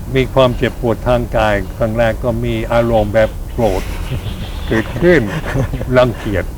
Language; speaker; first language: Thai; non-native, fluent; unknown